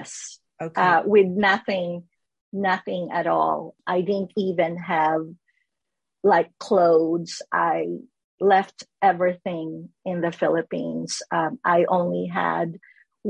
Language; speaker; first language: English; non-native, local second language; Filipino